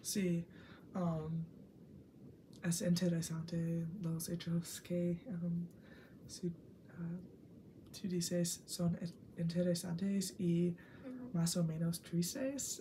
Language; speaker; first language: Spanish; non-native, learner; English